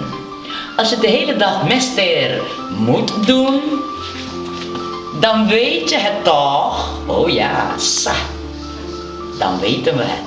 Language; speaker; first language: Dutch; non-native, local second language; Papiamento